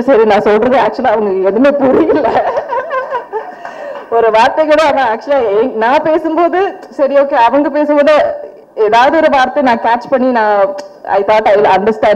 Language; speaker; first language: Tamil; non-native, fluent; Malayalam